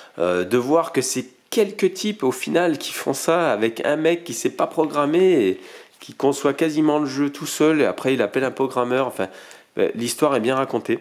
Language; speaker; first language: French; native; French